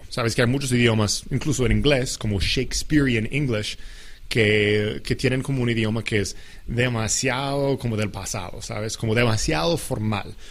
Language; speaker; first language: Spanish; non-native, fluent; English